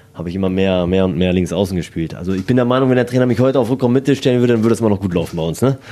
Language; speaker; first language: German; native; German